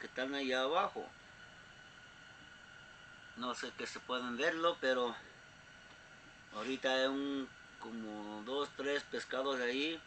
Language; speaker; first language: Spanish; early bilingual, heritage; Spanish